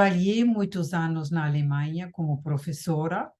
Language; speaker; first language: Portuguese; non-native, fluent; German